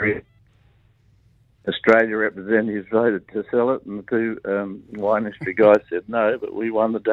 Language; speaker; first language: English; native; English